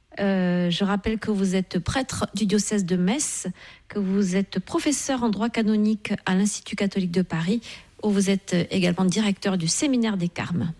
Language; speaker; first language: French; native; French